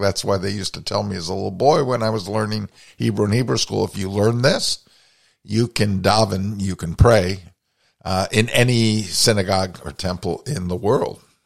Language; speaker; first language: English; native; English